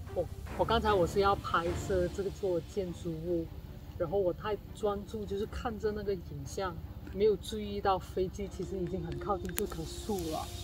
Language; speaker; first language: Chinese; native; Chinese